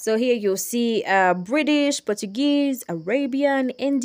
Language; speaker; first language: English; non-native, local second language; Ganda